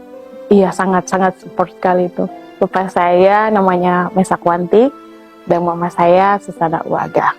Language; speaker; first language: Indonesian; non-native, local second language; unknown